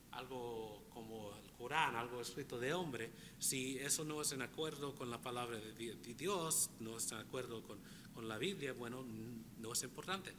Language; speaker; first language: Spanish; non-native, fluent; English